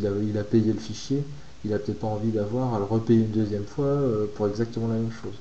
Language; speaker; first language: French; native; French